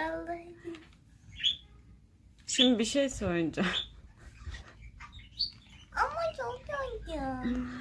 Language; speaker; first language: Turkish; native; Turkish